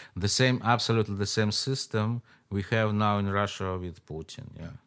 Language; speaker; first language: English; non-native, fluent; Russian